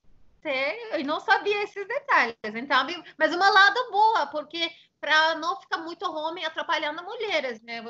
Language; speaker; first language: Portuguese; non-native, fluent; Turkish